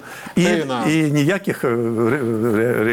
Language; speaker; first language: Ukrainian; native; Ukrainian